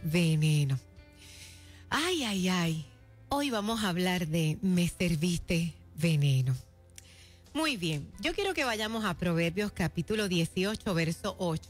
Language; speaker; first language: Spanish; native; Spanish